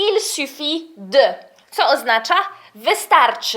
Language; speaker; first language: Polish; early bilingual, heritage; Polish